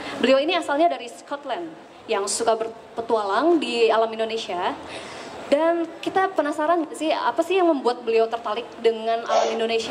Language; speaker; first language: Indonesian; native; Indonesian